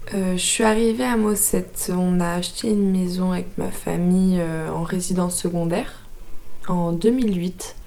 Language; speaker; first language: French; native; French